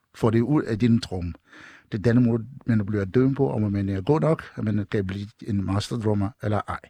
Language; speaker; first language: Danish; non-native, fluent; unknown